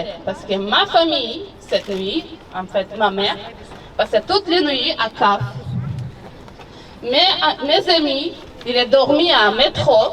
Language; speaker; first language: French; non-native, learner; Ukrainian